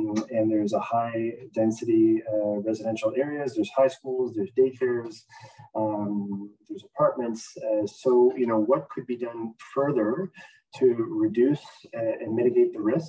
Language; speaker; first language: English; native; English